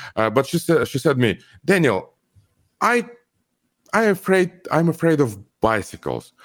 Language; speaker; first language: English; non-native, fluent; Kazakh